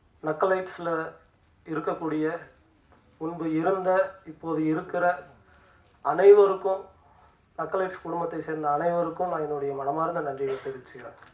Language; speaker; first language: Tamil; native; Tamil